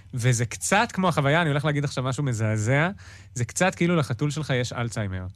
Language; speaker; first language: Hebrew; native; Hebrew